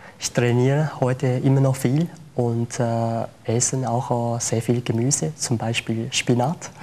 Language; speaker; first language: German; non-native, learner; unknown